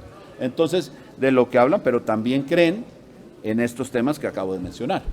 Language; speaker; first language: Spanish; native; Spanish